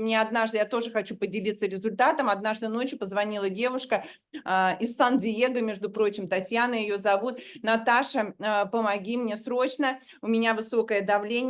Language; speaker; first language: Russian; native; Russian